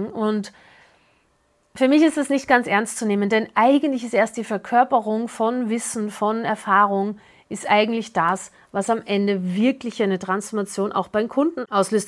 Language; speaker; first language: German; native; German